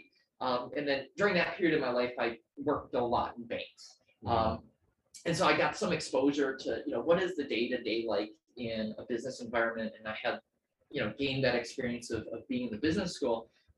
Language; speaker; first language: English; native; English